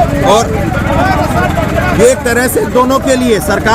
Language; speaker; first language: Hindi; native; Hindi